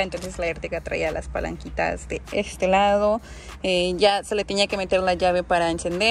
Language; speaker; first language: Spanish; native; Spanish